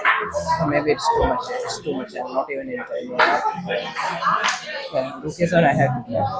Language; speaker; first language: English; non-native, fluent; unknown